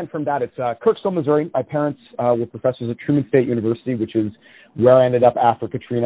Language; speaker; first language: English; native; English